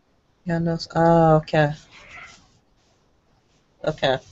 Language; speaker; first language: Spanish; non-native, learner; English